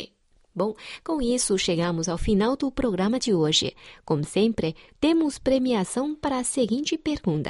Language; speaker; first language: Portuguese; non-native, fluent; Chinese